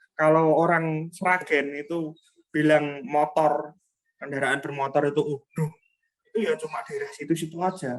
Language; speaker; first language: Indonesian; non-native, local second language; Javanese